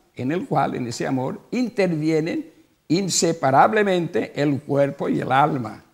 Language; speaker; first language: Spanish; non-native, local second language; Catalan